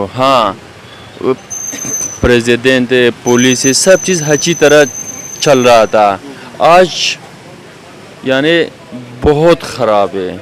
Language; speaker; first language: Hindi; non-native, learner; Persian